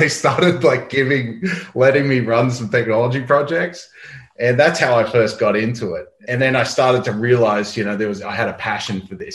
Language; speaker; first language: English; native; English